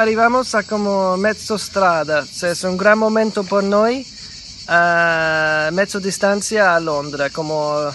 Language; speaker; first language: Italian; non-native, learner; Spanish